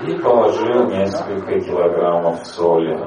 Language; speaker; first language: Russian; native; Russian